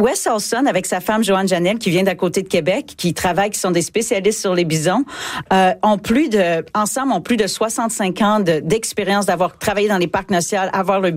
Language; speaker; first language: French; native; French